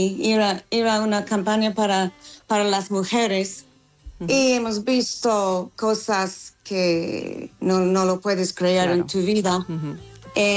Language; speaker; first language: Spanish; non-native, fluent; English